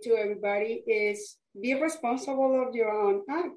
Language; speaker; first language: English; non-native, fluent; Spanish